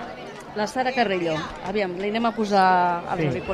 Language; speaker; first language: Catalan; native; Catalan